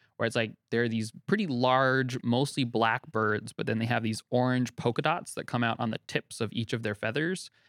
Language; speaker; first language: English; native; English